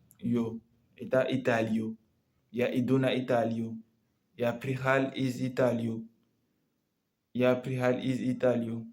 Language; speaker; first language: Russian; non-native, learner; Comorian